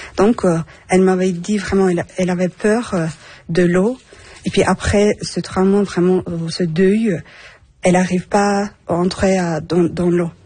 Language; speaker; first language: French; non-native, learner; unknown